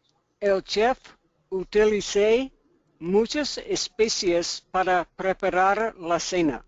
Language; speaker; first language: Spanish; non-native, learner; English